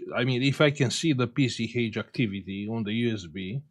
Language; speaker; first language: English; non-native, fluent; Romanian